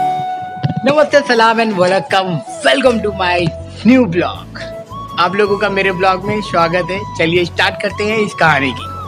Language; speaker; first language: Hindi; native; Hindi